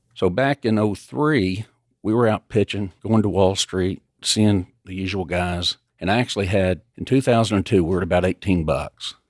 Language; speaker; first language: English; native; English